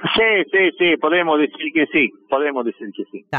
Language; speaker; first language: Spanish; non-native, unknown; Russian